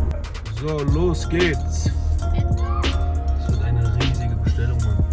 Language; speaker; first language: German; native; German